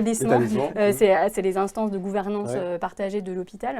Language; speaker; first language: French; native; French